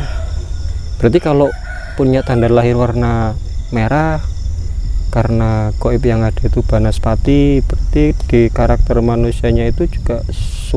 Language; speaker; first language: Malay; non-native, local second language; Javanese